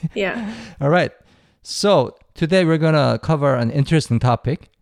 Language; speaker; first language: English; non-native, fluent; Korean